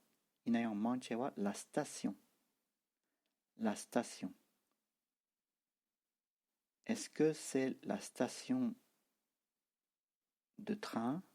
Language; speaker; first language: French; non-native, fluent; Tibetan